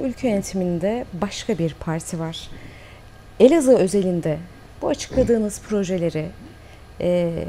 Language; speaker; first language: Turkish; native; Turkish